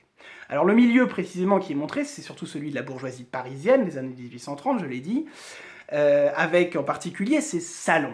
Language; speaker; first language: French; native; French